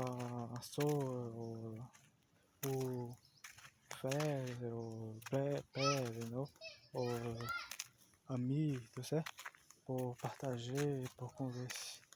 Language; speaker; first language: French; non-native, learner; Portuguese